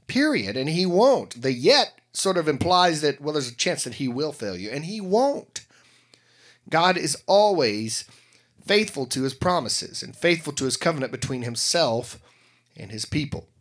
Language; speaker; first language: English; native; English